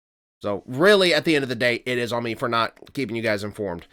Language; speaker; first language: English; native; English